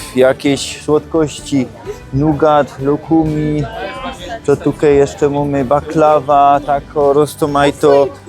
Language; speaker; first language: Polish; native; Polish